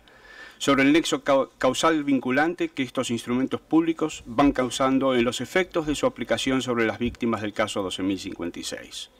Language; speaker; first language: Spanish; native; Spanish